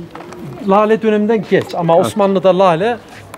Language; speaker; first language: Turkish; native; Turkish